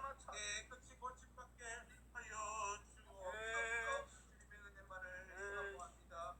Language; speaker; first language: Korean; native; Korean